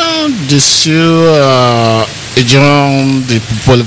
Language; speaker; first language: French; non-native, learner; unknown